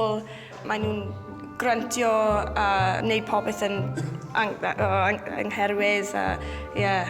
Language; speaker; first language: Welsh; non-native, local second language; English